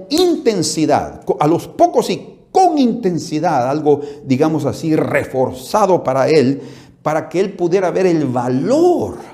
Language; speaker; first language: Spanish; native; Spanish